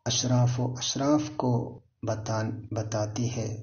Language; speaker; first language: Hindi; non-native, local second language; Malayalam